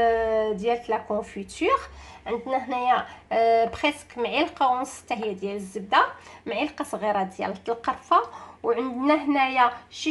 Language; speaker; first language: Arabic; native; Arabic